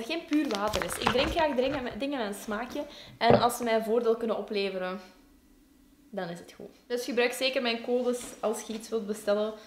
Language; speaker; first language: Dutch; native; Dutch